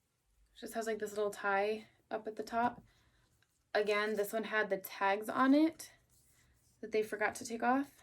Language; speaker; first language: English; native; English